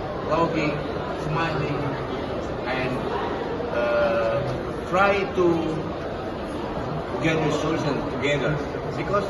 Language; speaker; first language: English; non-native, learner; Indonesian